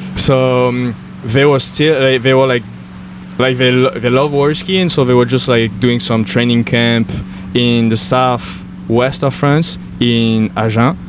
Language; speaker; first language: English; non-native, fluent; French